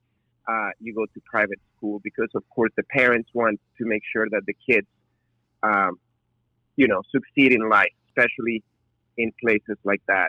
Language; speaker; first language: English; non-native, fluent; Spanish